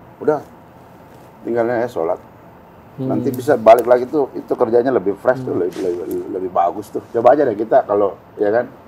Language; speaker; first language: Indonesian; native; Indonesian